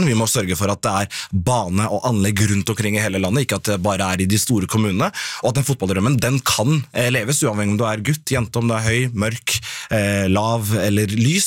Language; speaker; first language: Norwegian; native; Norwegian